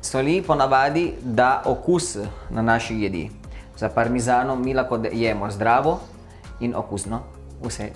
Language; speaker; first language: Slovenian; non-native, learner; Italian